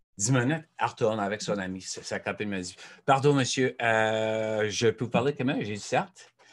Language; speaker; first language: French; native; French